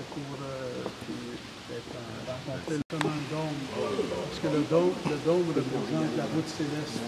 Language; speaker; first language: French; native; French